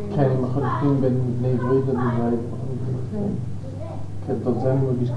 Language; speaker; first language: Hebrew; non-native, fluent; English